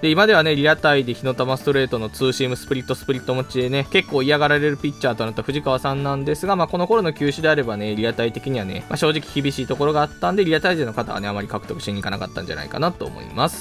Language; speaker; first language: Japanese; native; Japanese